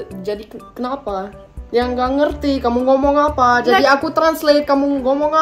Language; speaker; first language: Indonesian; non-native, learner; German